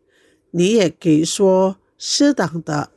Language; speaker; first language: Chinese; non-native, fluent; Indonesian